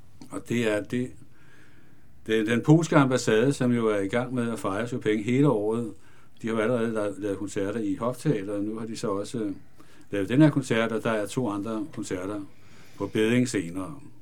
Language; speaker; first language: Danish; native; Danish